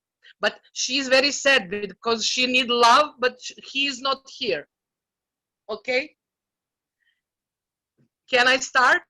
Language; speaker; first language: English; non-native, learner; Serbian